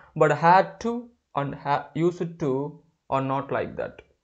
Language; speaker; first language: English; non-native, local second language; Telugu